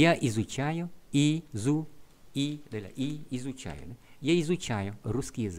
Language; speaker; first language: Russian; non-native, fluent; Vietnamese